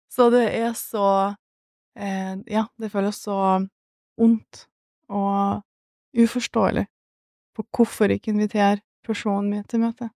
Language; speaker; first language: Norwegian; early bilingual, other home language; Russian